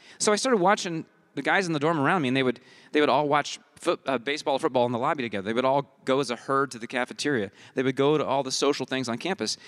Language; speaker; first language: English; early bilingual, heritage; English